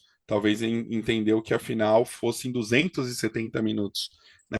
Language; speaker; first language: Portuguese; native; Portuguese